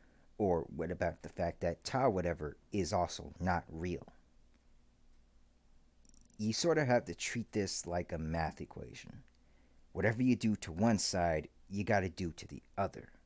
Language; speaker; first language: English; native; English